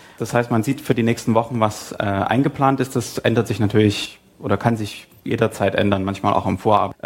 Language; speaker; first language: German; native; German